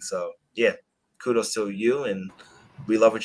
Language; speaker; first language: English; native; English